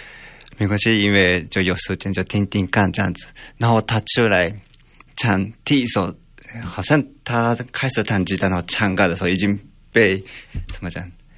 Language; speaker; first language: Chinese; non-native, fluent; Japanese